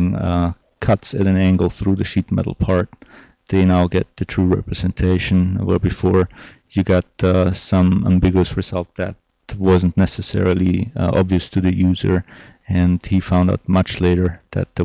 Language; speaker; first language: English; non-native, fluent; German